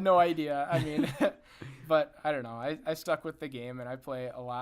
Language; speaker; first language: English; native; English